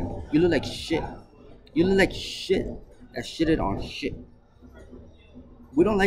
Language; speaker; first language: English; native; English